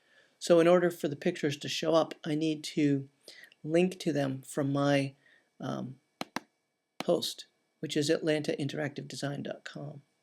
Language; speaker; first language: English; native; English